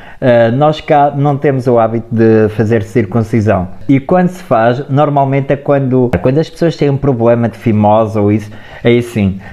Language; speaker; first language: Portuguese; native; Portuguese